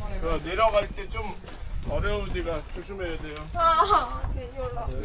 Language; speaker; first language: Korean; non-native, fluent; Mongolian